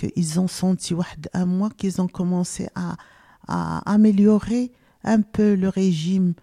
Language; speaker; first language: French; non-native, local second language; Arabic